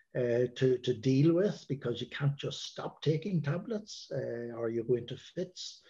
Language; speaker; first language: English; native; English